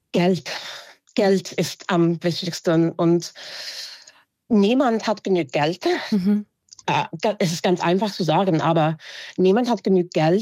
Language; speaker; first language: German; non-native, fluent; English